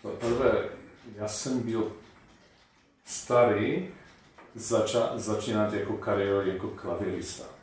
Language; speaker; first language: Czech; non-native, fluent; English